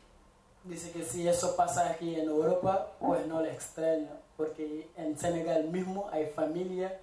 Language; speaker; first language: Spanish; non-native, fluent; Wolof